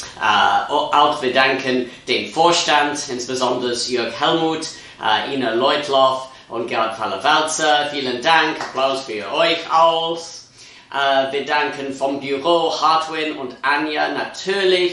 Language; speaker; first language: German; non-native, learner; English